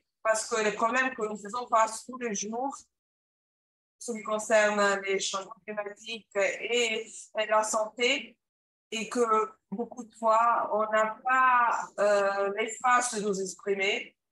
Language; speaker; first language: French; non-native, learner; English